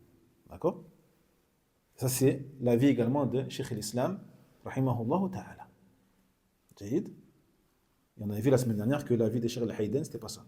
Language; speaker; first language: French; native; French